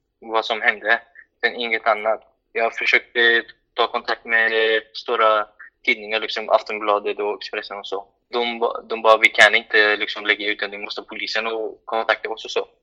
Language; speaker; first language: Swedish; non-native, fluent; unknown